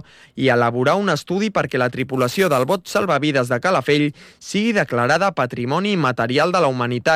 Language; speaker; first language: Catalan; native; Catalan